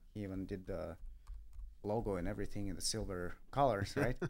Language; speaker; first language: English; non-native, fluent; Russian